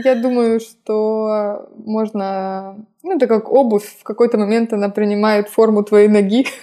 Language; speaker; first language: Russian; native; Russian